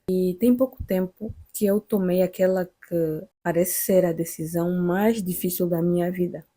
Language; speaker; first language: Portuguese; native; Portuguese